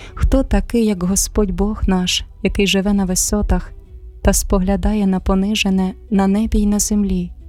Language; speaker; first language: Ukrainian; native; Ukrainian